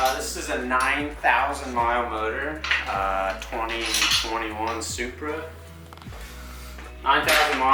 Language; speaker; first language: English; native; English